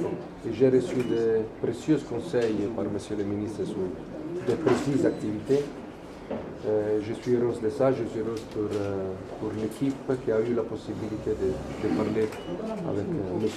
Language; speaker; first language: French; non-native, fluent; Italian